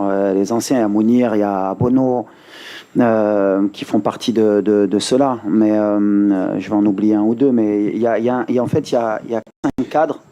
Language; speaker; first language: French; native; French